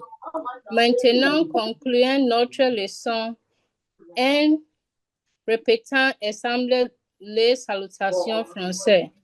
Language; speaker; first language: French; non-native, learner; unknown